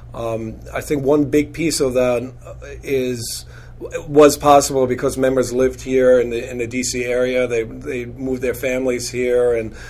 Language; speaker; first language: English; non-native, fluent; German